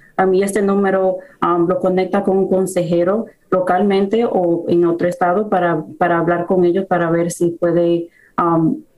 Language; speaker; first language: Spanish; early bilingual, heritage; Spanish